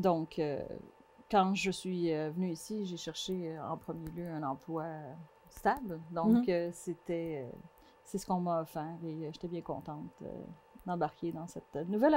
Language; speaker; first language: French; non-native, fluent; Portuguese